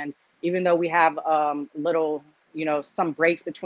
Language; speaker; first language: English; native; English